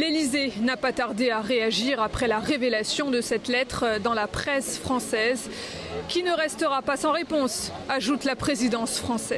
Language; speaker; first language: French; native; French